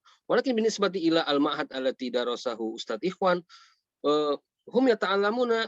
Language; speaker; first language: Arabic; non-native, fluent; Indonesian